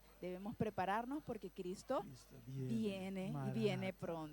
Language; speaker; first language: Spanish; native; Spanish